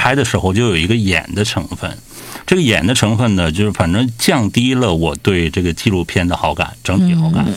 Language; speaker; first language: Chinese; native; Chinese